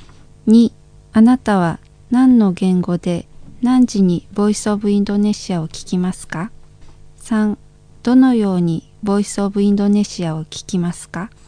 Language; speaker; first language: Japanese; non-native, fluent; Indonesian